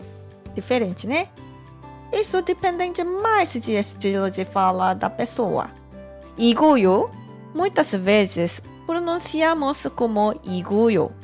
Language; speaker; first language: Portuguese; non-native, fluent; Korean